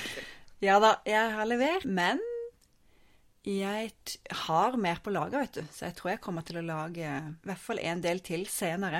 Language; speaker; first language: Norwegian; native; Norwegian